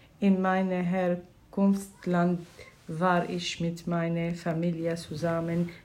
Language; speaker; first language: German; non-native, learner; Arabic